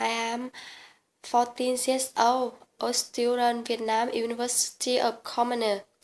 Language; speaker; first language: English; non-native, learner; Vietnamese